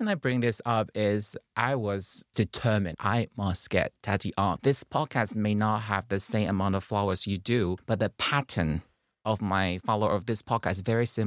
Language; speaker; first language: English; non-native, fluent; Chinese